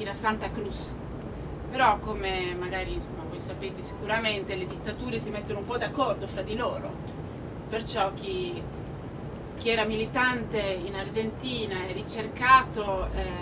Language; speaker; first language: Italian; non-native, fluent; Spanish